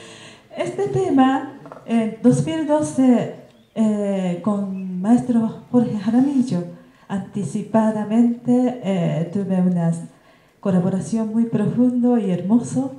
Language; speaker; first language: Spanish; non-native, learner; Japanese